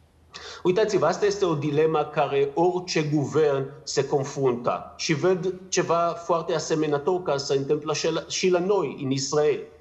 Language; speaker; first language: Romanian; non-native, learner; Hebrew